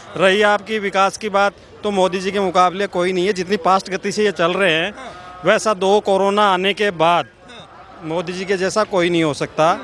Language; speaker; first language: Hindi; native; Hindi